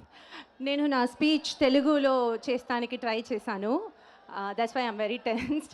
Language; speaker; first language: Telugu; non-native, learner; Tamil